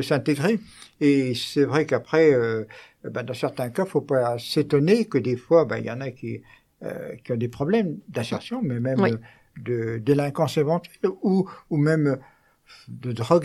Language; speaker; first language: French; native; French